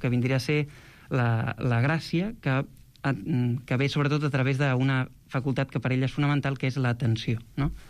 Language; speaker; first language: Catalan; native; Catalan